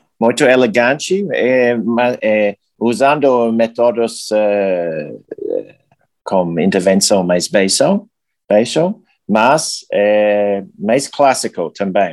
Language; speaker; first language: Portuguese; non-native, learner; English